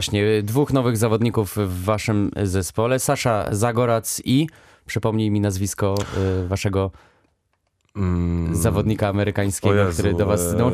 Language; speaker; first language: Polish; native; Polish